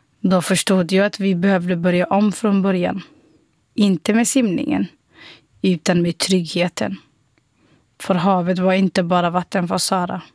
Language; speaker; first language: Swedish; non-native, fluent; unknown